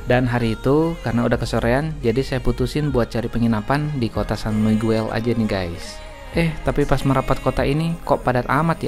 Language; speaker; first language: Indonesian; native; Indonesian